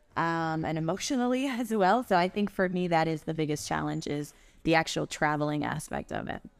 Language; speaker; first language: English; early bilingual, other home language; German